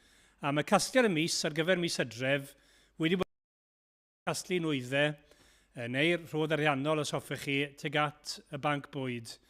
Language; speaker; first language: Welsh; native; Welsh